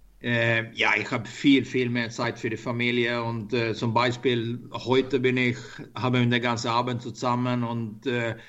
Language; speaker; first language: German; non-native, learner; Swedish